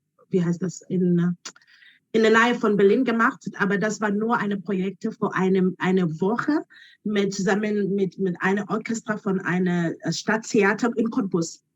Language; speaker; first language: German; non-native, learner; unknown